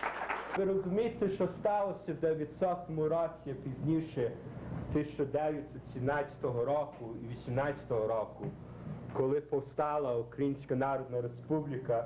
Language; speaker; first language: Ukrainian; early bilingual, heritage; Ukrainian